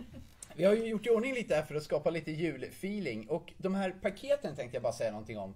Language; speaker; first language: Swedish; native; Swedish